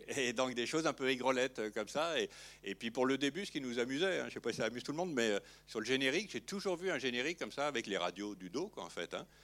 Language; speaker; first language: French; native; French